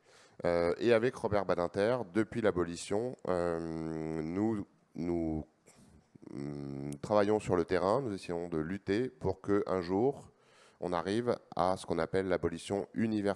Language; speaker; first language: French; native; French